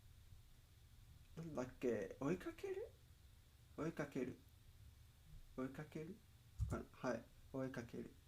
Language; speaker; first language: Japanese; non-native, learner; Spanish